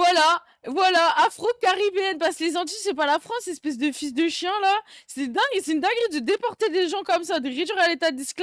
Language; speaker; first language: French; native; French